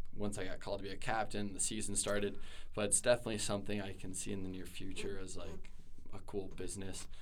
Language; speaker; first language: English; native; English